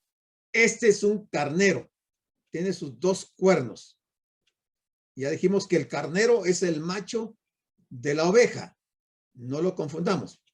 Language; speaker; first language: Spanish; native; Spanish